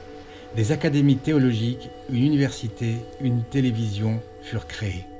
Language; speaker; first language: French; native; French